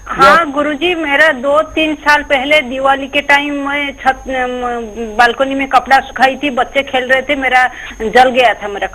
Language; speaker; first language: Hindi; non-native, local second language; Odia